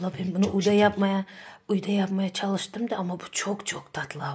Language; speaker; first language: Turkish; non-native, learner; Persian